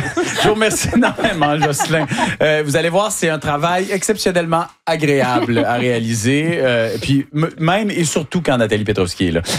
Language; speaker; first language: French; native; French